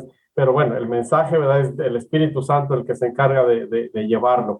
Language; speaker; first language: Spanish; native; Spanish